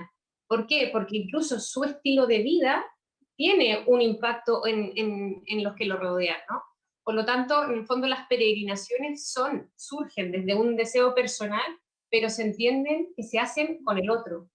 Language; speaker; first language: Spanish; native; Spanish